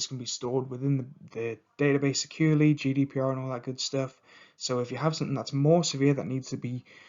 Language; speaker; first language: English; native; English